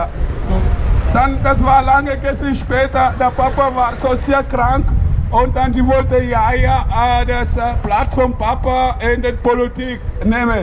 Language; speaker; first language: German; non-native, learner; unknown